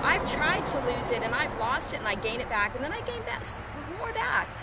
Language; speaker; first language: English; native; English